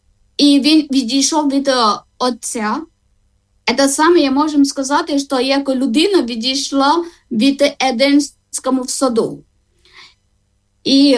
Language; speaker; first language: Ukrainian; non-native, learner; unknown